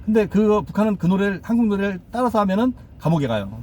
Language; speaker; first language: Korean; native; Korean